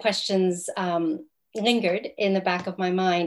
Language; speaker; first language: English; native; English